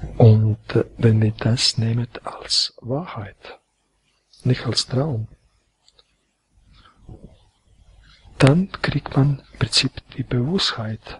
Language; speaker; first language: German; non-native, fluent; Croatian